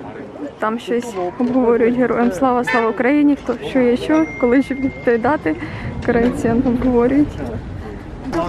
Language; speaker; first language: Ukrainian; native; Ukrainian